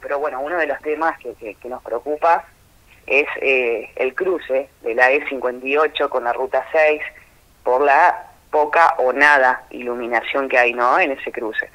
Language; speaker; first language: Spanish; native; Spanish